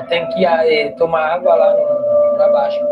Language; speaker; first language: Portuguese; non-native, learner; Haitian Creole